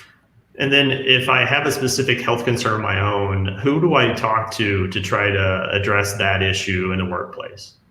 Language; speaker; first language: English; native; English